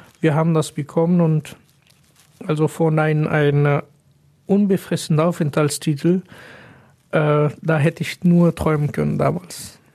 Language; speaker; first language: German; non-native, fluent; Pashto